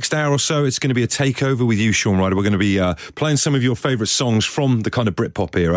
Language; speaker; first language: English; native; English